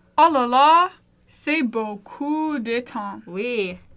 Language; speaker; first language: French; non-native, learner; English